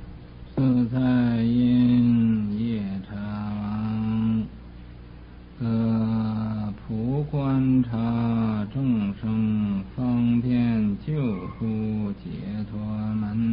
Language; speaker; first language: Chinese; native; Chinese